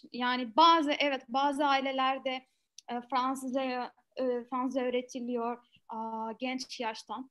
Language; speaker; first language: Turkish; non-native, fluent; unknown